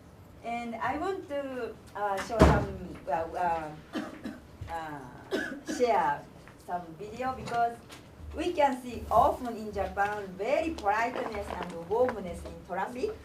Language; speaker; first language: English; non-native, learner; Japanese